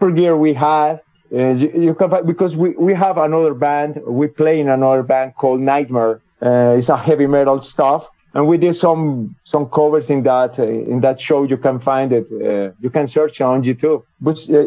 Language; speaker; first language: English; non-native, learner; Spanish